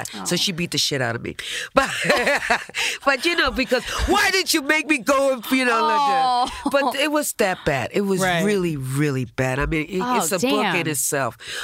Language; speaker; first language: English; early bilingual, other home language; Spanish